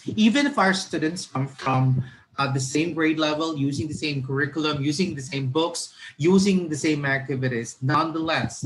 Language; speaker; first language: English; non-native, local second language; Filipino